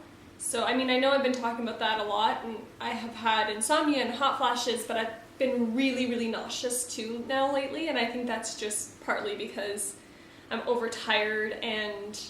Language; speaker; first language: English; native; English